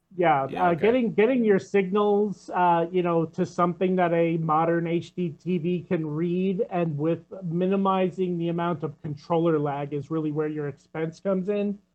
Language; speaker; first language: English; native; English